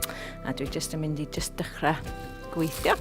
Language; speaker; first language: Welsh; non-native, local second language; English